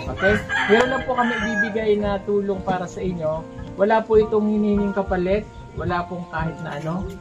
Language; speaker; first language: Filipino; native; Filipino